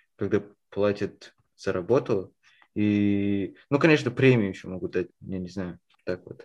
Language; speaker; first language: Russian; early bilingual, heritage; Russian